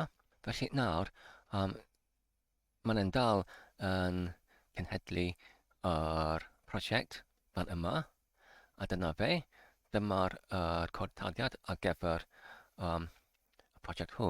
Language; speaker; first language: Welsh; non-native, learner; English